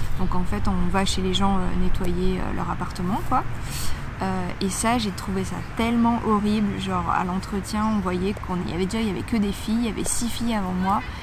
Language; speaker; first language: French; native; French